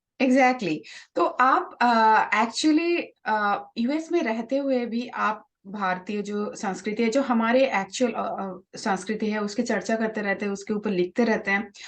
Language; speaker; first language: Hindi; non-native, local second language; Bangla